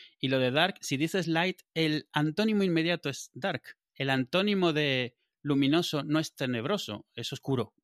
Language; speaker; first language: Spanish; native; Spanish